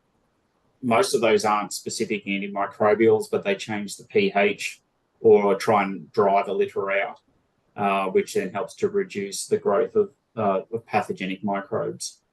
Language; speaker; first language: English; native; English